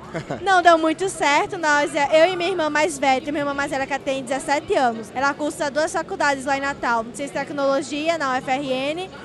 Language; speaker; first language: Portuguese; native; Portuguese